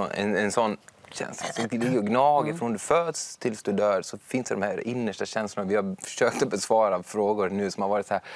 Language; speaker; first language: Swedish; native; Swedish